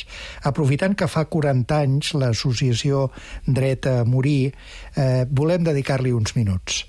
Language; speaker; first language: Catalan; native; Catalan